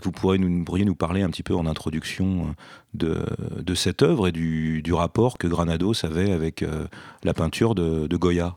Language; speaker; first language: French; native; French